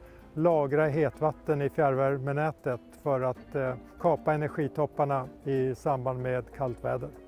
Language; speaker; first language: Swedish; native; Swedish